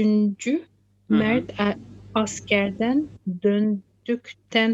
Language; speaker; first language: Turkish; non-native, learner; Urdu